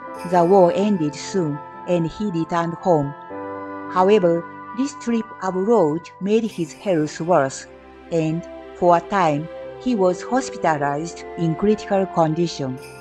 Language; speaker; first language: English; non-native, fluent; Japanese